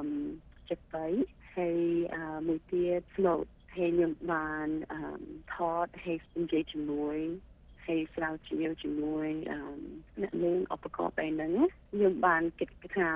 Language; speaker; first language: Khmer; early bilingual, heritage; Khmer